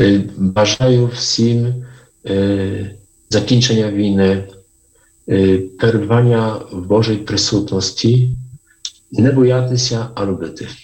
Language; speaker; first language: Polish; non-native, learner; Ukrainian